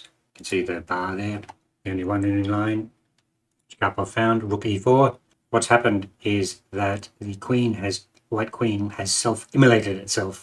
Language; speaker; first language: English; native; English